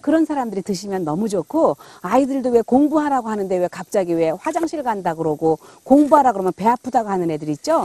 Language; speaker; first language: Korean; native; Korean